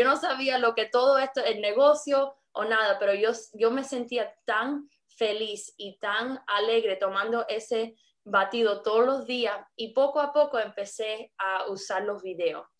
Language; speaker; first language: Spanish; early bilingual, heritage; English